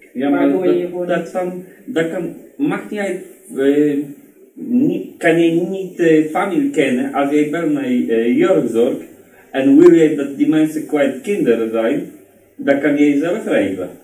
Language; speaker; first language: Dutch; non-native, learner; Polish